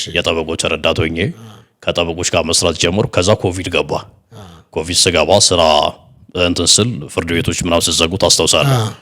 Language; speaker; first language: Amharic; non-native, local second language; Wolaytta